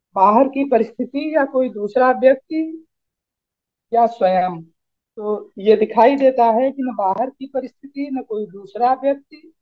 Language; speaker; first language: Hindi; native; Hindi